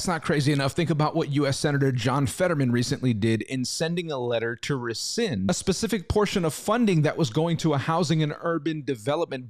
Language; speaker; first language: English; native; English